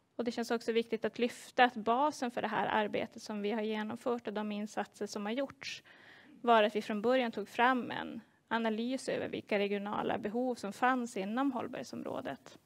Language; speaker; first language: Swedish; native; Swedish